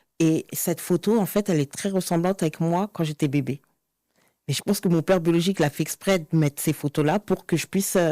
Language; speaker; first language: French; native; French